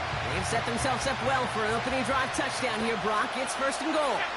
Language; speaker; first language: English; native; English